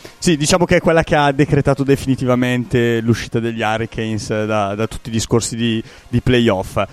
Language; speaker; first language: Italian; native; Italian